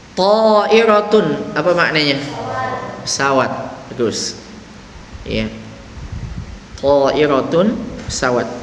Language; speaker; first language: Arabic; non-native, fluent; Indonesian